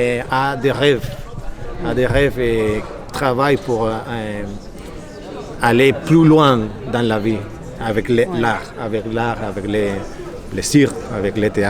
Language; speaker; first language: French; non-native, fluent; Spanish